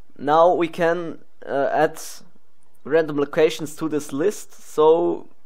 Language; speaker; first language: English; non-native, learner; Swiss German